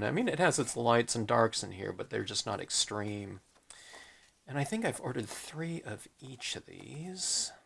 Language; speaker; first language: English; native; English